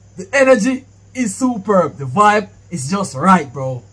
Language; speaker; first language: English; non-native, local second language; Jamaican Creole English